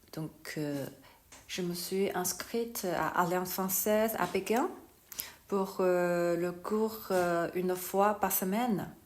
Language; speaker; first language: French; non-native, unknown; Chinese